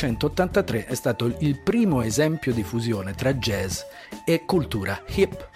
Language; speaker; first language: Italian; native; Italian